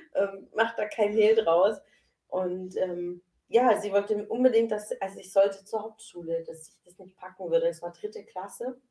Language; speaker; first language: German; early bilingual, other home language; Italian